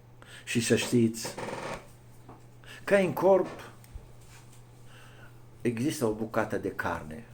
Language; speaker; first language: Romanian; non-native, fluent; Arabic